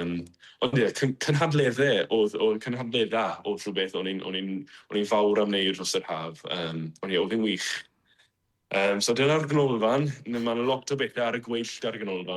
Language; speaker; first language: Welsh; non-native, fluent; English